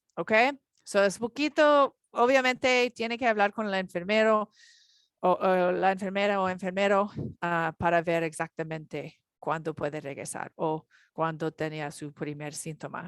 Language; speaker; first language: Spanish; non-native, learner; English